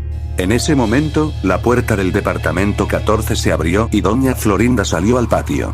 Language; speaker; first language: Spanish; native; Spanish